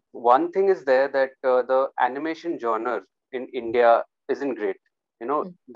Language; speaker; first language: English; non-native, local second language; Hindi